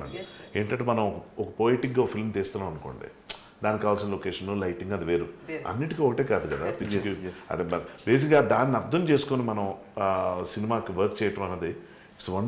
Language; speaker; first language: Telugu; native; Telugu